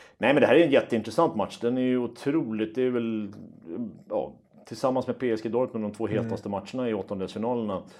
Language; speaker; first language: Swedish; native; Swedish